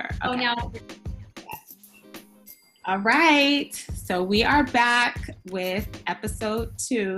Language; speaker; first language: English; early bilingual, other home language; Spanish